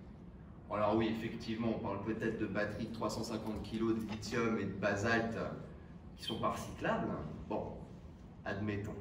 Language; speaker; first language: French; native; French